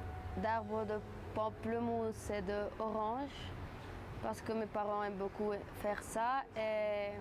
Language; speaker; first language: French; non-native, fluent; Spanish